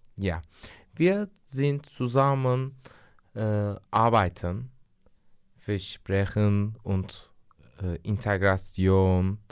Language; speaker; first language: German; non-native, learner; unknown